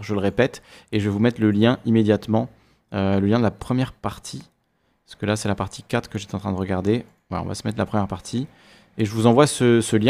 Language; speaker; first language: French; native; French